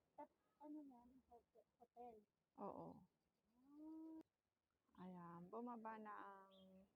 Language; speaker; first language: Filipino; native; Filipino